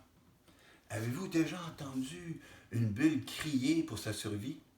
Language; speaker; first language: French; native; French